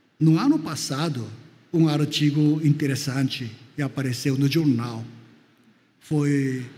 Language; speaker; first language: Portuguese; non-native, fluent; Korean